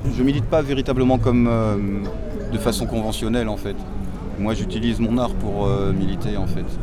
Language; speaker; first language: French; native; French